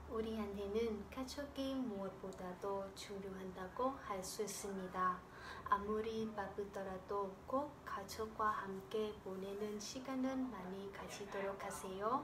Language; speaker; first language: Korean; non-native, learner; Vietnamese